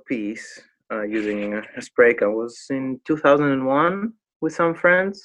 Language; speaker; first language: English; non-native, fluent; Greek